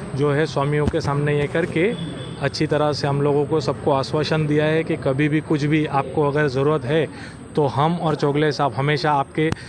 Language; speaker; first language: Hindi; non-native, local second language; Gujarati